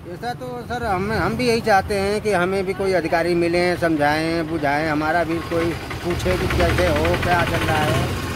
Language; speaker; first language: Hindi; native; Hindi